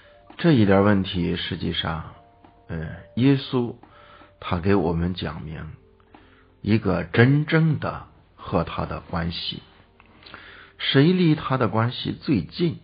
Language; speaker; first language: Chinese; native; Chinese